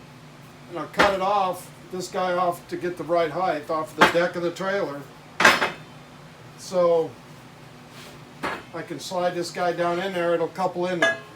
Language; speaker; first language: English; native; English